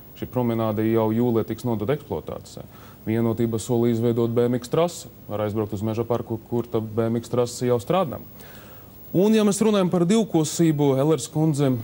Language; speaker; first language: Latvian; non-native, local second language; Russian